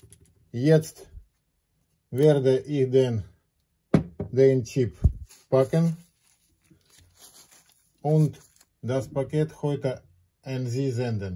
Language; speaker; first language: German; non-native, learner; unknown